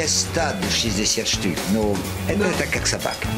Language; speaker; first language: Russian; non-native, learner; French